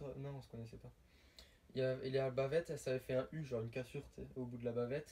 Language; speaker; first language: French; native; French